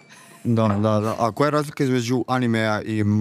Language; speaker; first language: Serbian; native; Serbian